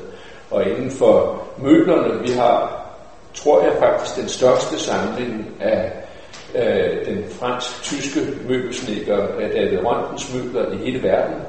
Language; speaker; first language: Danish; native; Danish